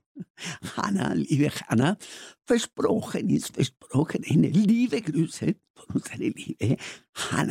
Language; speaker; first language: German; non-native, learner; Spanish